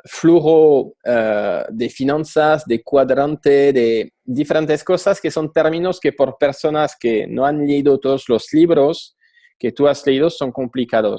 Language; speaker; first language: Spanish; non-native, fluent; French